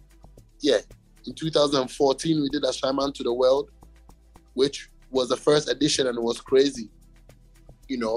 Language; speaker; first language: English; non-native, local second language; Ewe